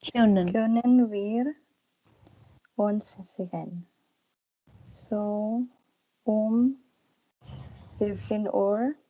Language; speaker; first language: German; non-native, learner; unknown